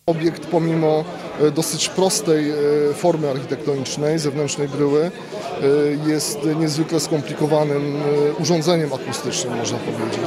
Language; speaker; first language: Polish; native; Polish